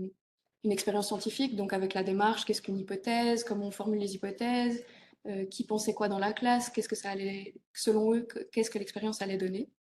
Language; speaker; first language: French; native; French